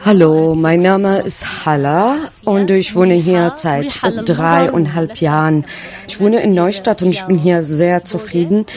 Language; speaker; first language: German; non-native, learner; Arabic